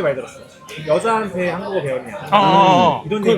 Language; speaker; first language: Korean; native; Korean